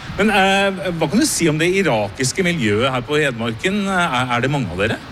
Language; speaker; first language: Norwegian; native; Norwegian